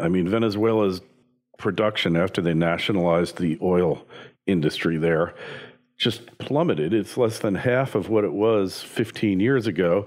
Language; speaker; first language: English; native; English